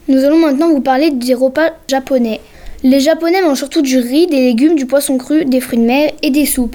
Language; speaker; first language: French; native; French